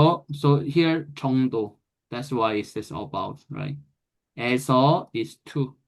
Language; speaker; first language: English; non-native, fluent; Korean